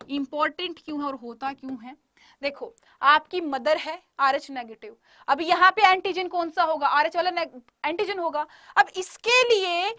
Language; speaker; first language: Hindi; native; Hindi